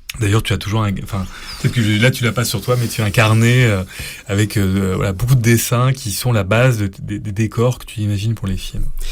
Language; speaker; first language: French; native; French